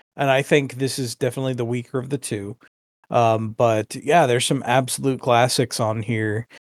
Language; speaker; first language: English; native; English